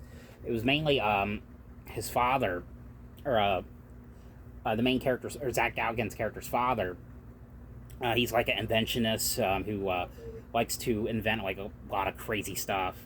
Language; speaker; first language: English; native; English